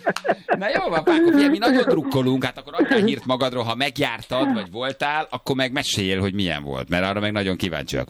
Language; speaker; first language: Hungarian; native; Hungarian